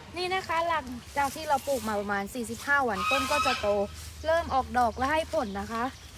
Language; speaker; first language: Thai; native; Thai